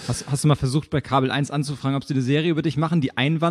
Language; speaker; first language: German; native; German